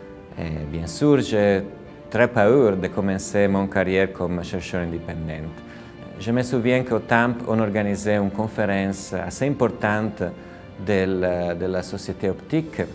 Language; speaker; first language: French; non-native, fluent; Italian